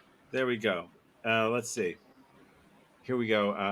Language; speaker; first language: English; native; English